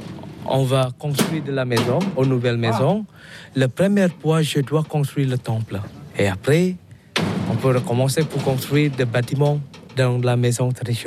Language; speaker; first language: French; non-native, learner; Balinese